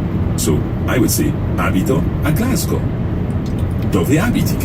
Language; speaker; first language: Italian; non-native, fluent; English